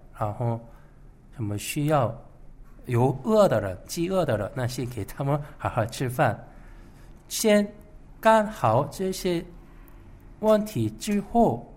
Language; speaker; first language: Chinese; non-native, fluent; Korean